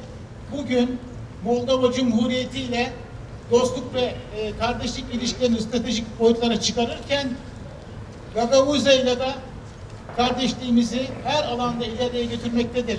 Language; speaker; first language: Turkish; native; Turkish